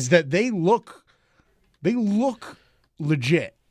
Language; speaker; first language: English; native; English